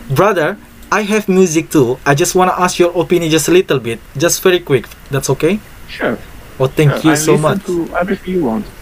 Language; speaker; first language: English; non-native, fluent; Indonesian